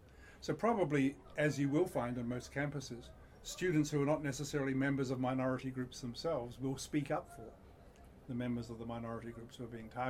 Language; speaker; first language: English; native; English